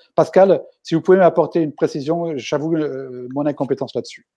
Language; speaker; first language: French; native; French